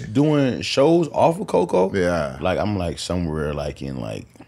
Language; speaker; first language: English; native; English